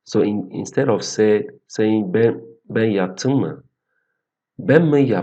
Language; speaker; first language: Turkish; non-native, fluent; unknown